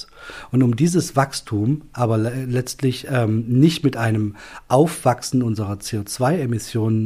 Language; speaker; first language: German; native; German